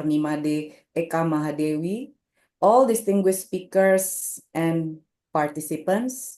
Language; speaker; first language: English; non-native, local second language; Indonesian